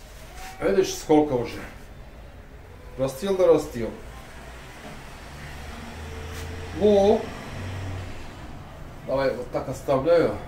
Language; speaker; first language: Russian; non-native, learner; Turkish